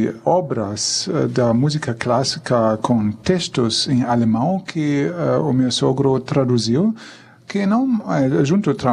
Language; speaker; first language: Portuguese; non-native, fluent; German